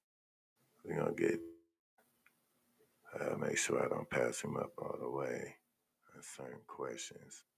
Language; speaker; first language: English; native; English